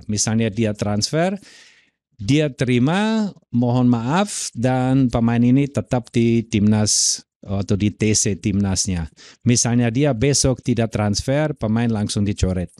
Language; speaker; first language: Indonesian; non-native, fluent; German